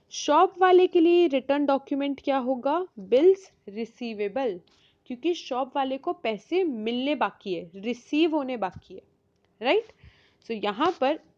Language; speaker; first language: Hindi; native; Hindi